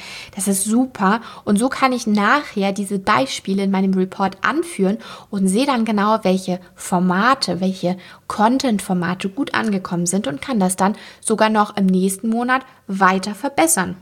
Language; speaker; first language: German; native; German